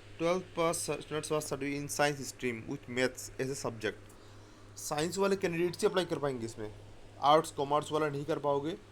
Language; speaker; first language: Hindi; non-native, local second language; Assamese